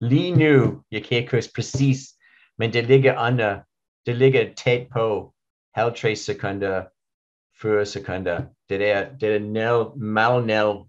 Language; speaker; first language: Danish; non-native, learner; English